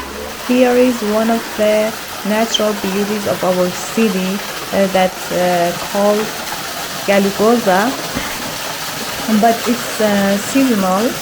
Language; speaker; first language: English; non-native, learner; Kurdish